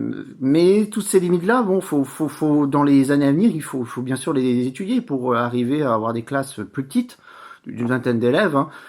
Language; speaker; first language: French; native; French